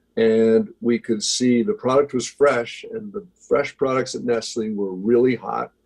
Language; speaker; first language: English; native; English